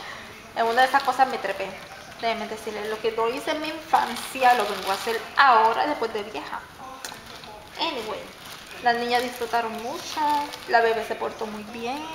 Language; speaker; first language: Spanish; native; Spanish